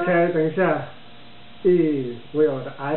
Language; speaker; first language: Chinese; non-native, learner; English